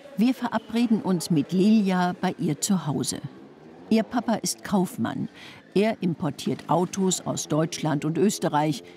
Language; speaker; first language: German; native; German